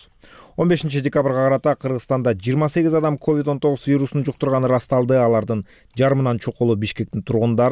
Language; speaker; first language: Kyrgyz; native; Kyrgyz